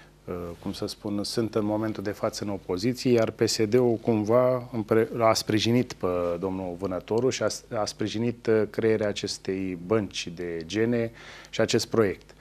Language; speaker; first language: Romanian; native; Romanian